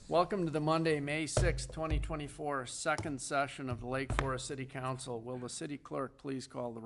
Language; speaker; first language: English; native; English